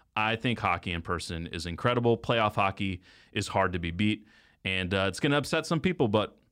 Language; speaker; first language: English; native; English